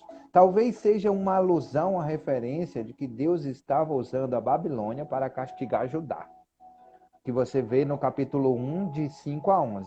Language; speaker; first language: Portuguese; native; Portuguese